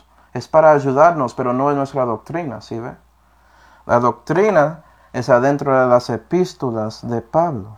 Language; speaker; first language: Spanish; non-native, fluent; English